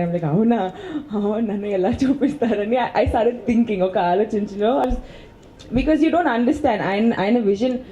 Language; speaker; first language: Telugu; non-native, learner; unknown